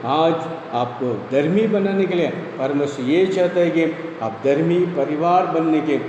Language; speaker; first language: Hindi; non-native, local second language; Tamil